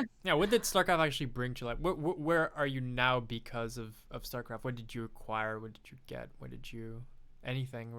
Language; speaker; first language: English; non-native, fluent; French